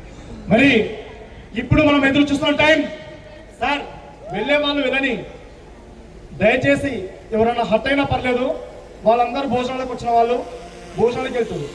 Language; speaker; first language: Telugu; native; Telugu